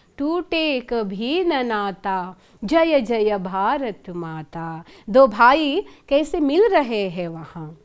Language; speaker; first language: Hindi; non-native, local second language; Kannada